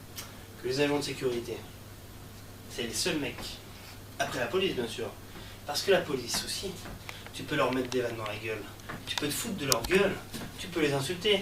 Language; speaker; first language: French; native; French